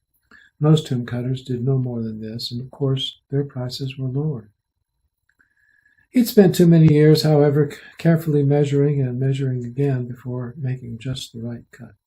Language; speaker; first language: English; native; English